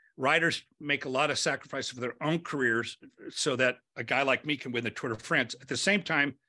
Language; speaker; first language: English; native; English